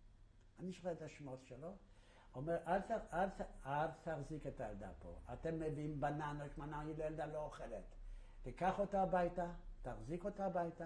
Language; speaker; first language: Hebrew; non-native, fluent; Yiddish